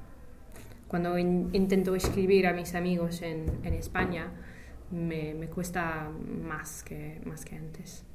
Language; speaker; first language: Spanish; non-native, fluent; English